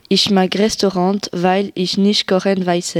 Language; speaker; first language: German; non-native, learner; French